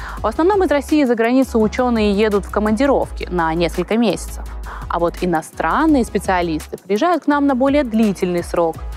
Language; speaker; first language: Russian; native; Russian